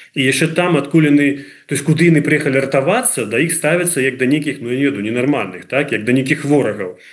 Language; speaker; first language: Belarusian; non-native, local second language; Russian